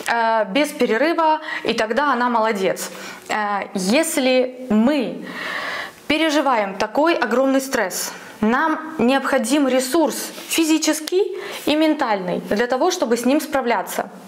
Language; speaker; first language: Russian; native; Russian